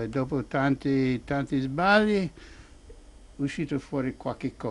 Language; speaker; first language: Italian; non-native, fluent; English